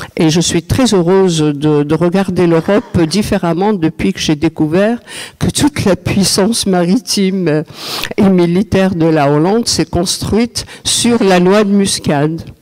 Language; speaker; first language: French; non-native, local second language; Arabic